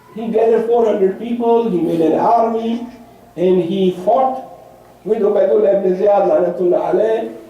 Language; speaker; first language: English; non-native, local second language; Urdu